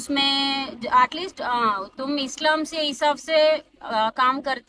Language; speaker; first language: Hindi; non-native, local second language; Telugu